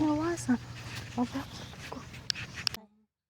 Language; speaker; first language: German; non-native, learner; Filipino